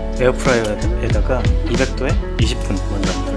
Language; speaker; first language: Korean; native; Korean